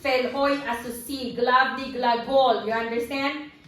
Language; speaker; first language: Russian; non-native, learner; Filipino